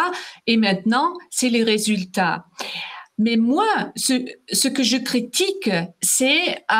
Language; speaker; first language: French; non-native, fluent; German